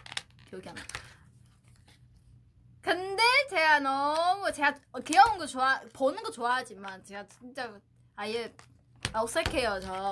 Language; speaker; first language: Korean; non-native, fluent; Chinese